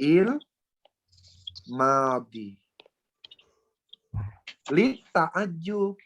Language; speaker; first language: Arabic; non-native, fluent; Indonesian